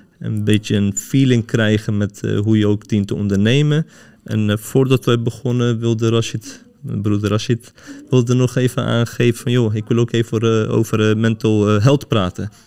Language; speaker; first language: Dutch; early bilingual, other home language; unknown